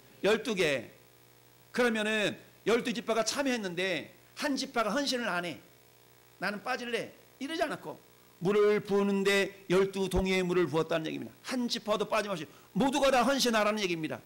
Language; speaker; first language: Korean; native; Korean